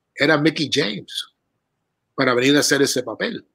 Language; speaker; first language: Spanish; early bilingual, heritage; Spanish